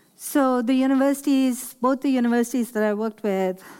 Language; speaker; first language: English; non-native, local second language; Urdu